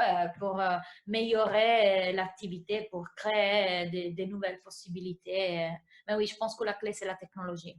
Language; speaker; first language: French; non-native, fluent; Italian